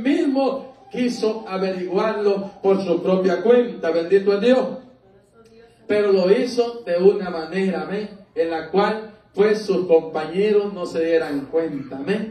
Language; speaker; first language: Spanish; native; Spanish